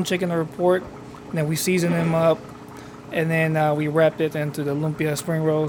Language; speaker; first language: English; non-native, local second language; Filipino